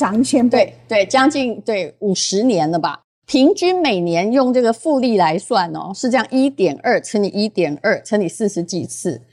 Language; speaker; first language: Chinese; native; Chinese